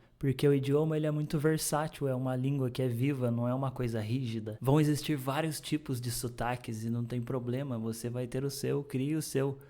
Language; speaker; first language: Portuguese; native; Portuguese